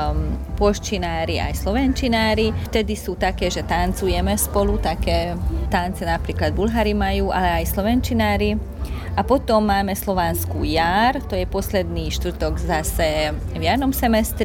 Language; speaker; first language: Slovak; non-native, local second language; Hungarian